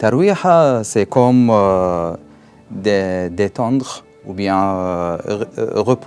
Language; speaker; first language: French; non-native, learner; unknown